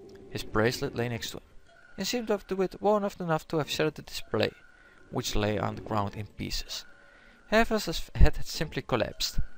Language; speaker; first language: English; non-native, fluent; Dutch